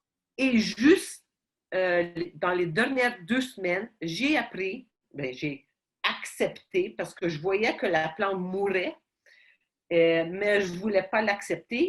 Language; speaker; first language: French; non-native, fluent; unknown